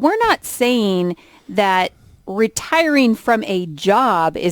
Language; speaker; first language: English; native; English